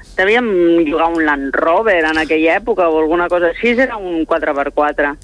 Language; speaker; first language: Catalan; native; Catalan